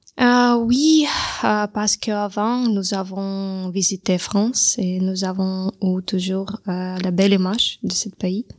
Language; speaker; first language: French; non-native, learner; Russian